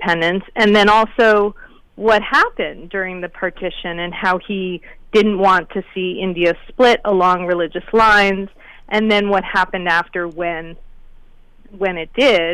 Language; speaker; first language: English; native; English